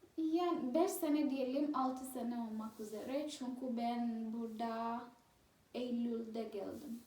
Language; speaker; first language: Turkish; non-native, fluent; Swahili